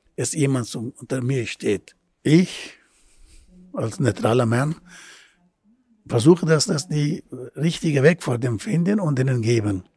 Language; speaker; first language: German; non-native, learner; Persian